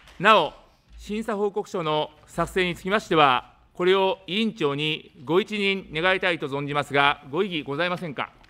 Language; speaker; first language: Japanese; native; Japanese